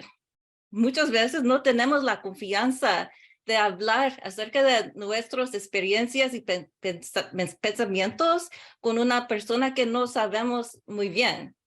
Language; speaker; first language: Spanish; early bilingual, heritage; English